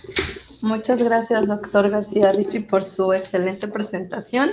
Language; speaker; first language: Spanish; native; Spanish